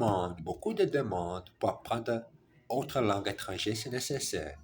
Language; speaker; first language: French; non-native, learner; German